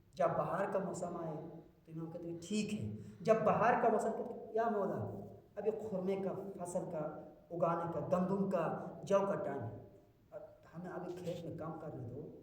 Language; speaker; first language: Urdu; non-native, local second language; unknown